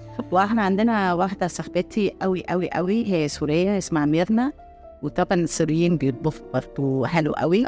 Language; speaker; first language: Arabic; non-native, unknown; Italian